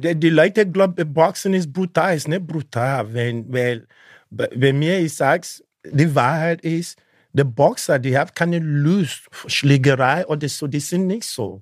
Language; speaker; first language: German; non-native, learner; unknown